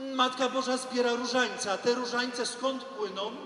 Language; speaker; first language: Polish; native; Polish